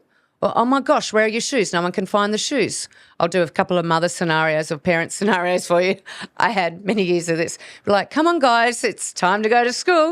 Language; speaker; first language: English; native; English